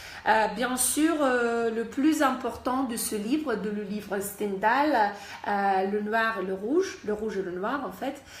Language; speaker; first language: French; non-native, fluent; Russian